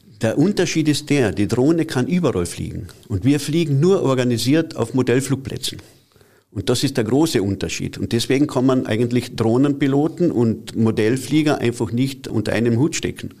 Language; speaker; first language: German; native; German